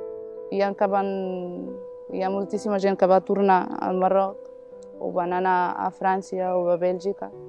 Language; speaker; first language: Catalan; early bilingual, other home language; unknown